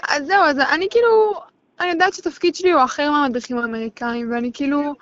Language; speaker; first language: Hebrew; native; Hebrew